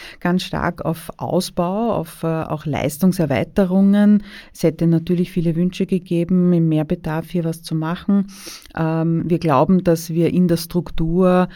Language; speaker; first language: German; native; German